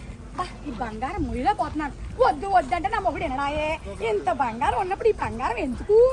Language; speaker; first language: Telugu; native; Telugu